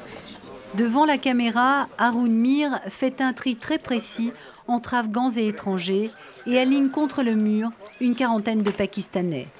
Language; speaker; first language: French; native; French